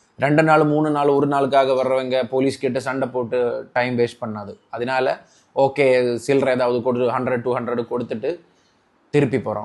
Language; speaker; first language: Tamil; non-native, local second language; Malayalam